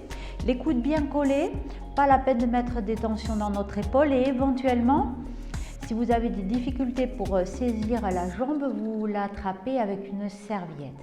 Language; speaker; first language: French; native; French